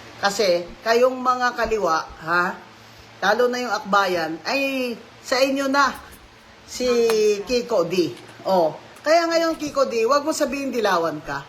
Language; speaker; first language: Filipino; non-native, local second language; Hiligaynon